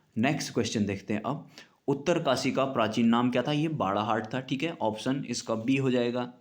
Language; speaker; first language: Hindi; native; Hindi